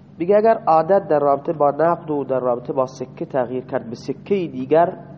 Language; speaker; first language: Persian; non-native, local second language; Baluchi